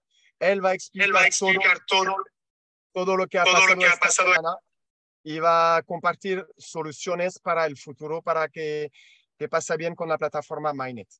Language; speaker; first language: Spanish; non-native, learner; French